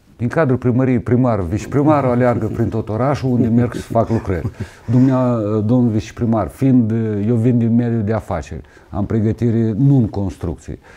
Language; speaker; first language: Romanian; native; Romanian